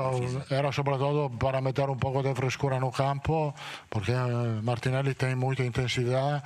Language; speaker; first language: Portuguese; non-native, learner; Italian